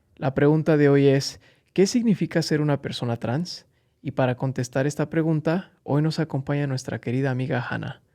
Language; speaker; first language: Spanish; native; Spanish